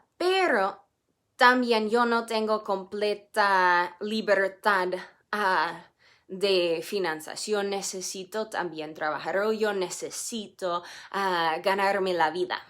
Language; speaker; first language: Spanish; non-native, fluent; English